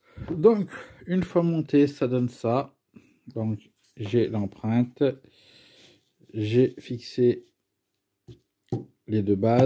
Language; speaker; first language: French; native; French